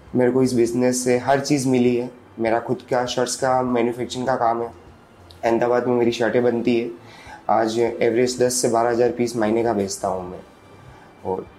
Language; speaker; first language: Hindi; native; Hindi